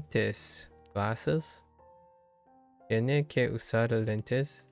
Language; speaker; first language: Spanish; non-native, learner; English